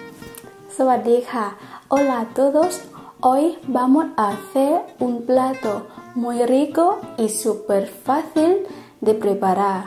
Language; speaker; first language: Spanish; non-native, fluent; Thai